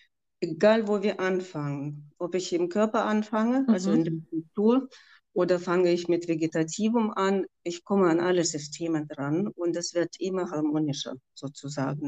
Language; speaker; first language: German; non-native, fluent; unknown